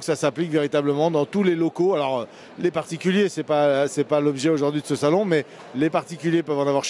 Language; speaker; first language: French; native; French